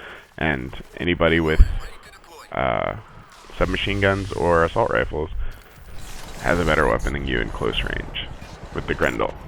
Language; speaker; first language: English; native; English